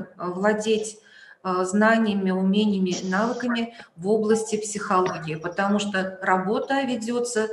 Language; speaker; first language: Russian; native; Russian